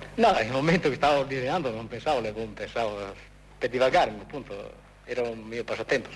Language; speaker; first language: Italian; native; Italian